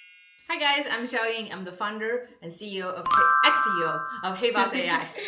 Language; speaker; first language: English; non-native, fluent; Chinese